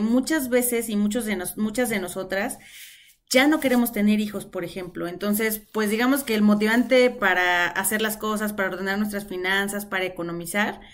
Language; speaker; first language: Spanish; native; Spanish